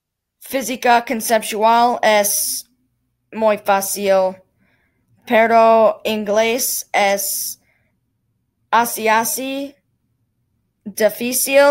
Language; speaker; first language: Spanish; non-native, learner; English